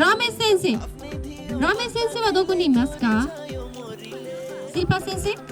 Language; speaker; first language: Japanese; non-native, fluent; Nepali